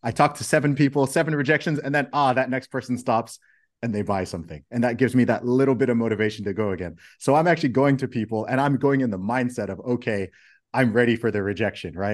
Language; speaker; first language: English; native; English